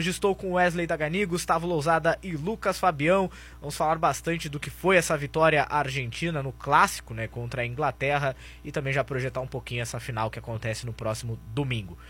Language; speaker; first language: Portuguese; native; Portuguese